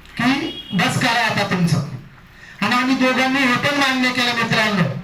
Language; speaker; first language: Marathi; native; Marathi